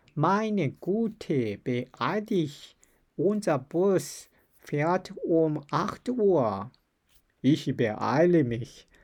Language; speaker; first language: German; non-native, learner; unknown